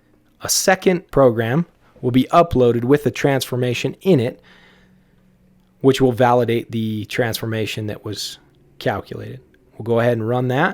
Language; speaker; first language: English; native; English